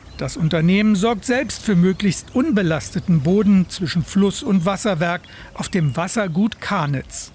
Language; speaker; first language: German; native; German